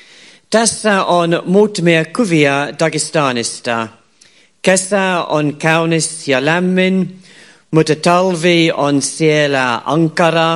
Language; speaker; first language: Finnish; non-native, fluent; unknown